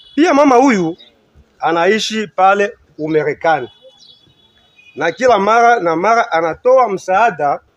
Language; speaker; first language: Swahili; native; Swahili